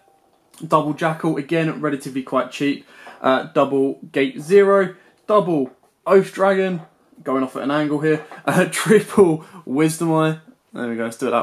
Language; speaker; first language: English; native; English